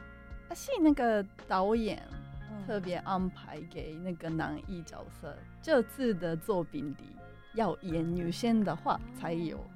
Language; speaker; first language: Chinese; non-native, fluent; Japanese